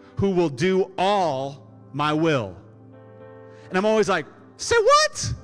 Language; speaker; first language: English; native; English